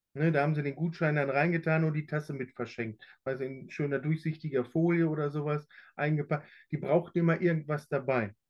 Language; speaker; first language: German; native; German